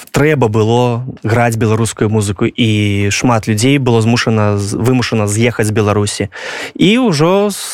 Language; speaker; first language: Belarusian; non-native, local second language; Russian